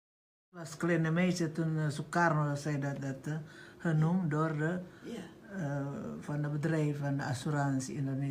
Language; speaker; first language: Dutch; non-native, learner; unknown